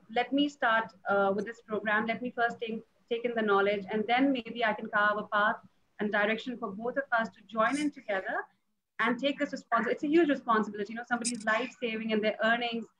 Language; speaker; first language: English; non-native, local second language; Punjabi